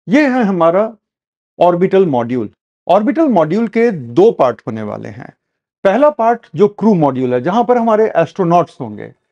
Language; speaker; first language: Hindi; native; Hindi